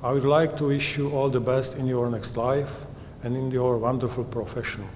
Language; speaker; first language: English; non-native, fluent; Czech